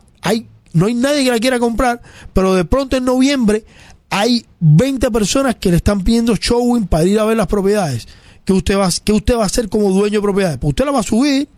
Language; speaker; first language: Spanish; native; Spanish